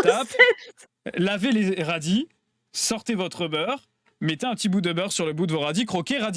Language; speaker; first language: French; native; French